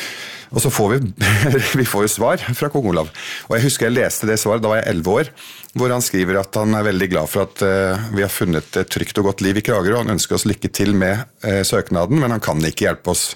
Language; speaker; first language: Norwegian; early bilingual, other home language; Arabic